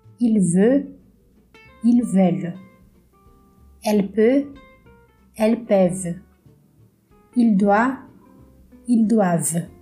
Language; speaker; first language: French; non-native, fluent; Portuguese